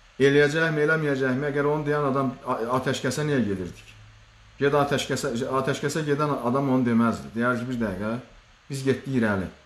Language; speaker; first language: Azerbaijani; native; Azerbaijani